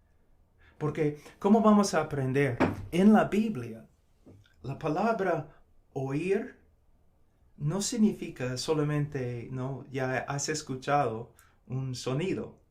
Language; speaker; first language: Spanish; non-native, fluent; English